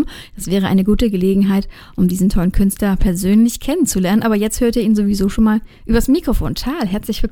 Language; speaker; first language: German; native; German